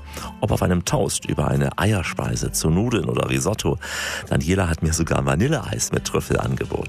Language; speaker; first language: German; native; German